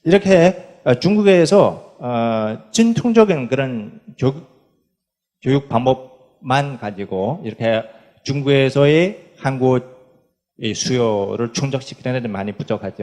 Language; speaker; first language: Korean; non-native, fluent; Chinese